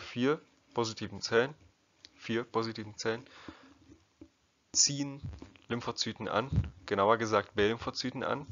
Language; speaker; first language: German; non-native, fluent; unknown